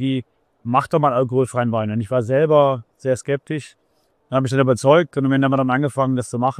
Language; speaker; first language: German; native; German